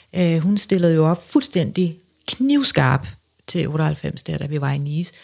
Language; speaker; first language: Danish; early bilingual, other home language; English